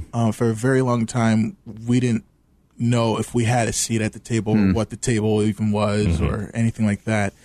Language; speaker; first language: English; native; English